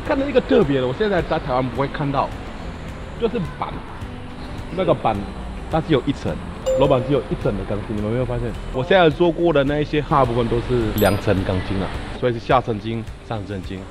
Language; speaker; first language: Chinese; non-native, fluent; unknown